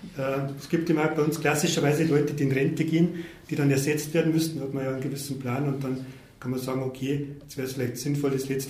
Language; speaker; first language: German; native; German